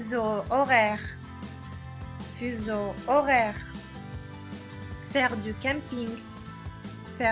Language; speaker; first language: French; non-native, fluent; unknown